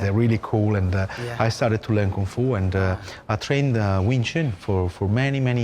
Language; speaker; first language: English; non-native, fluent; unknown